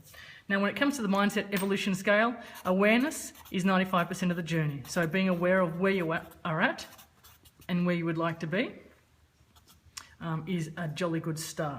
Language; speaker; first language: English; native; English